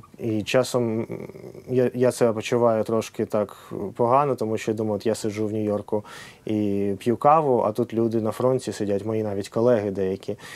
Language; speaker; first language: Ukrainian; non-native, local second language; Russian